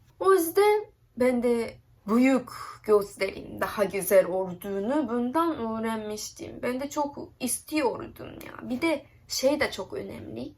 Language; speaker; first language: Turkish; non-native, learner; Japanese